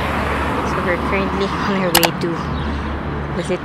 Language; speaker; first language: English; non-native, local second language; Filipino